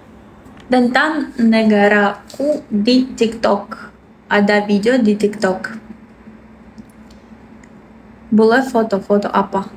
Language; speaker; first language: Indonesian; non-native, learner; Russian